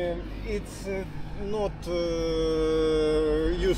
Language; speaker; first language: English; non-native, learner; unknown